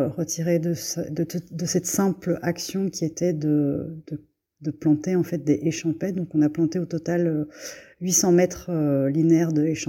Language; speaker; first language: French; native; French